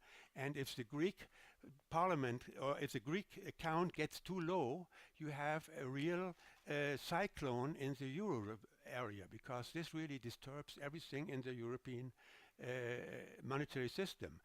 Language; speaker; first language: English; non-native, fluent; German